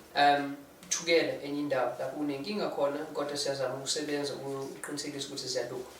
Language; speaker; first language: Zulu; non-native, local second language; English